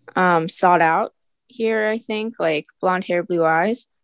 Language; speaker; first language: English; early bilingual, other home language; Filipino